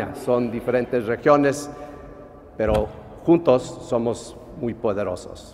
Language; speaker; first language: Spanish; non-native, fluent; English